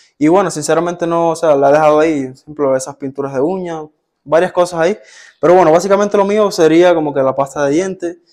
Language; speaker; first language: Spanish; native; Spanish